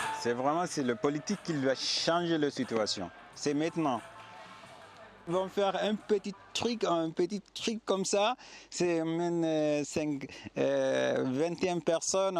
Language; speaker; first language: French; non-native, learner; Arabic